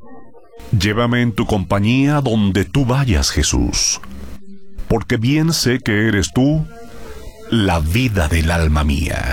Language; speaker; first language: Spanish; native; Spanish